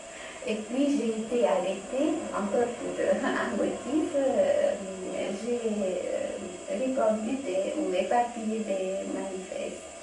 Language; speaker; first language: French; non-native, fluent; Romanian